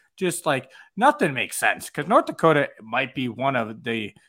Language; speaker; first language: English; native; English